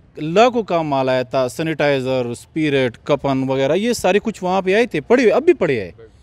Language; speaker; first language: Urdu; non-native, local second language; Pashto